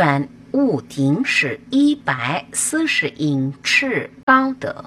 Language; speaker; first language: Chinese; non-native, learner; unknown